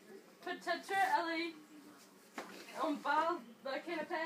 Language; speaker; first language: French; non-native, learner; English